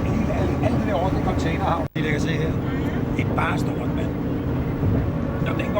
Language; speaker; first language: Danish; native; Danish